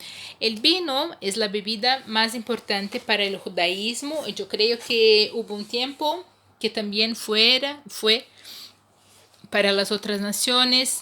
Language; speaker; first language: Spanish; non-native, fluent; Portuguese